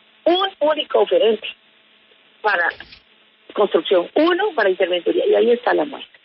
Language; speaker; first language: Spanish; native; Spanish